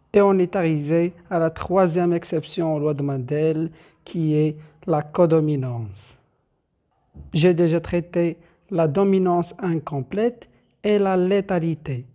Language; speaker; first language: French; non-native, local second language; Arabic